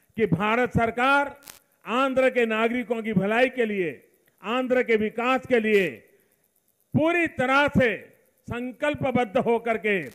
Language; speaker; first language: Hindi; non-native, local second language; Gujarati